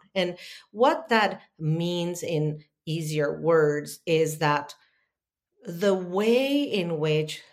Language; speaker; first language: English; non-native, fluent; Spanish